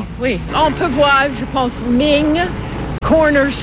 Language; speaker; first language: French; non-native, fluent; English